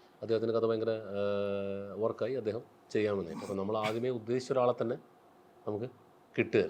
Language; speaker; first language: Malayalam; native; Malayalam